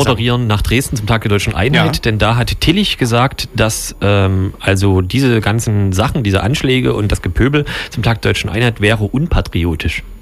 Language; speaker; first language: German; native; German